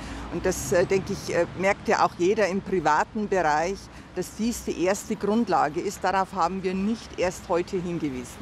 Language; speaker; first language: German; native; German